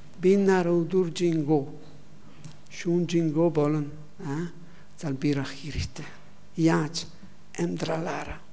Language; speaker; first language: Mongolian; non-native, learner; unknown